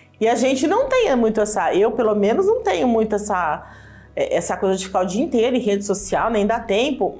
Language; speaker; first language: Portuguese; native; Portuguese